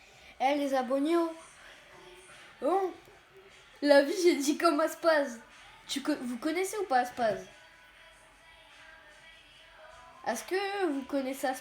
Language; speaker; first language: French; native; French